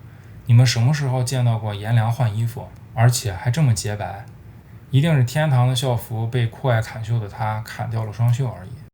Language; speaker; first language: Chinese; native; Chinese